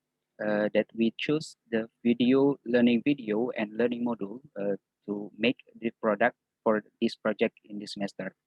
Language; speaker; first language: English; non-native, fluent; Indonesian